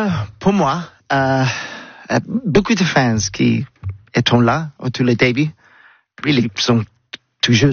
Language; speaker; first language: French; non-native, learner; English